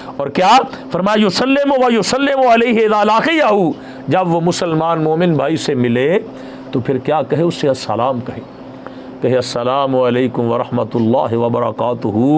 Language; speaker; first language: Urdu; non-native, local second language; Punjabi